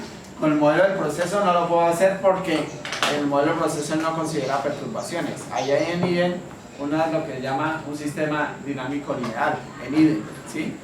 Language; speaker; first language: Spanish; native; Spanish